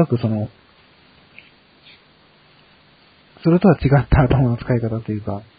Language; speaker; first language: Japanese; native; Japanese